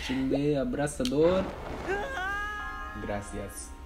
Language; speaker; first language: Spanish; non-native, learner; English